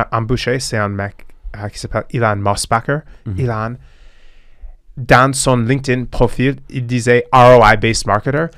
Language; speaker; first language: French; non-native, fluent; English